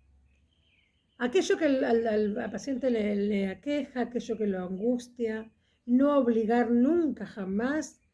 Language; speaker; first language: Spanish; native; Spanish